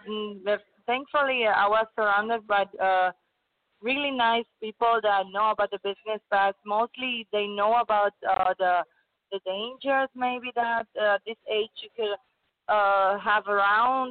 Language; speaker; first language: English; non-native, learner; Spanish